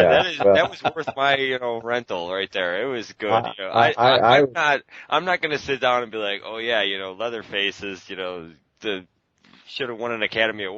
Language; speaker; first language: English; native; English